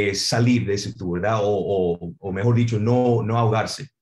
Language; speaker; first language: Spanish; early bilingual, heritage; Spanish